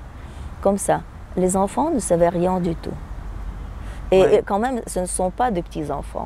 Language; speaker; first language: French; non-native, fluent; Russian